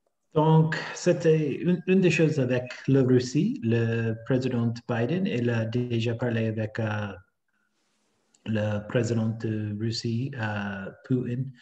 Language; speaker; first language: French; non-native, fluent; English